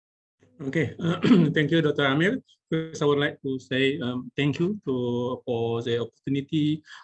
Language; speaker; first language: English; non-native, local second language; Malay